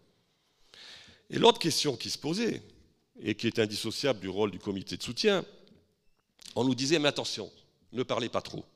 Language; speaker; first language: French; native; French